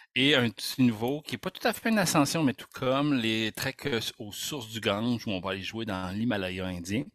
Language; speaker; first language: French; native; French